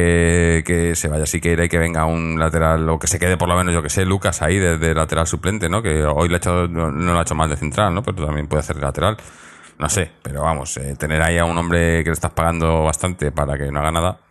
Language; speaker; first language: Spanish; native; Spanish